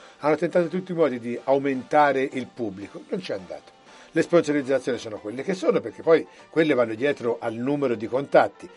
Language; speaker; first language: Italian; early bilingual, heritage; Italian